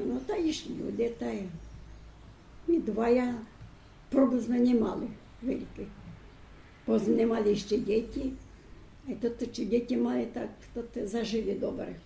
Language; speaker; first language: Slovak; non-native, learner; Ukrainian